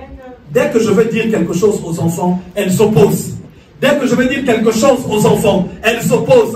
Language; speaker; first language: French; non-native, local second language; Lingala